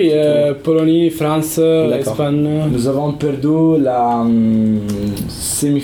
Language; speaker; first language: French; non-native, learner; Italian